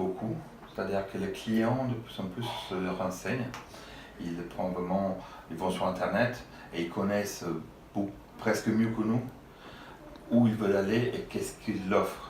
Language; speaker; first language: French; non-native, fluent; Italian